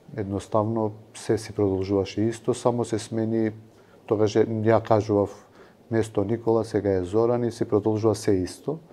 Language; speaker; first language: Macedonian; non-native, local second language; Albanian